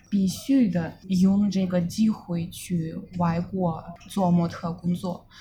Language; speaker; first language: Chinese; non-native, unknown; Russian